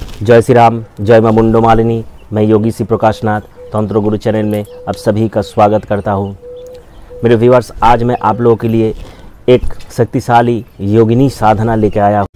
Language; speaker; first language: Hindi; non-native, local second language; Bangla